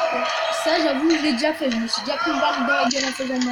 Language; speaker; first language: French; native; French